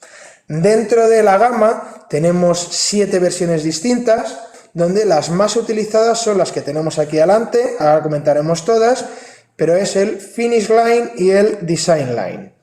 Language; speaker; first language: Spanish; native; Spanish